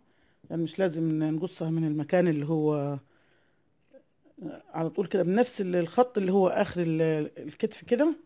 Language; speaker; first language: Arabic; native; Arabic